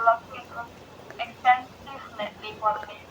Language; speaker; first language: English; non-native, learner; Indonesian